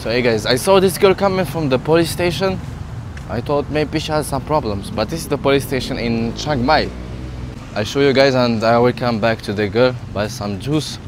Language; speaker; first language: English; non-native, learner; Arabic